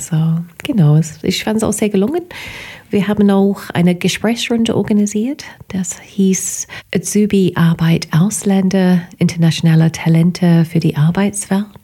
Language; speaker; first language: German; non-native, fluent; English